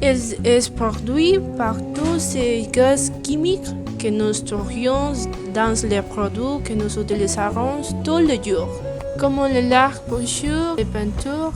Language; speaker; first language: French; non-native, learner; Spanish